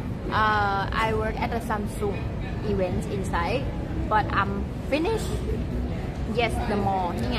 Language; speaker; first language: English; non-native, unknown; Thai